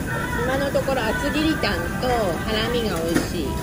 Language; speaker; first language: Japanese; native; Japanese